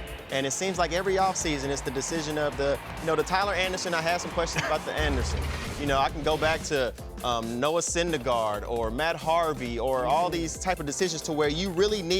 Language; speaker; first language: English; native; English